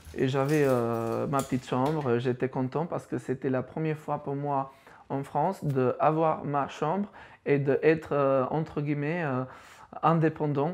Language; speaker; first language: French; non-native, fluent; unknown